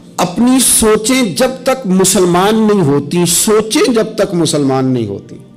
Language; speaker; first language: Urdu; non-native, local second language; Punjabi